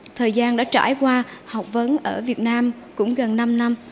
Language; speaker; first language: Vietnamese; native; Vietnamese